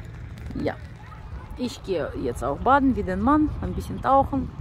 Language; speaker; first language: German; non-native, learner; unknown